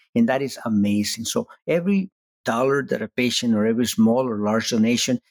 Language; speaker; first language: English; non-native, fluent; Spanish